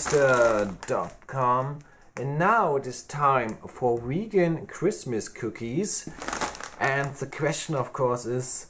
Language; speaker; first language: English; non-native, learner; German